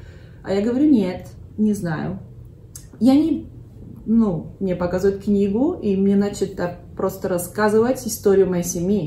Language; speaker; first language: Russian; early bilingual, heritage; Russian